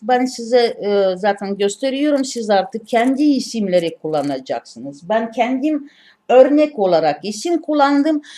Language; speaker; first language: Turkish; non-native, learner; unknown